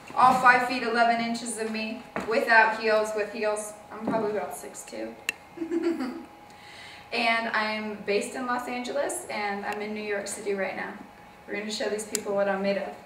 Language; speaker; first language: English; native; English